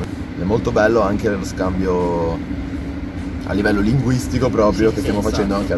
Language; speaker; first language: Italian; native; Italian